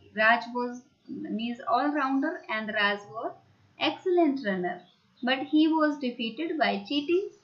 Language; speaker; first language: English; non-native, local second language; Hindi